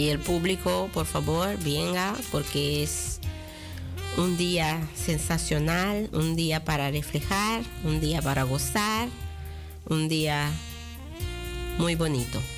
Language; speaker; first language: Spanish; non-native, local second language; Dutch